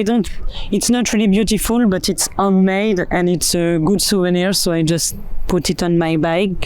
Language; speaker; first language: English; non-native, fluent; French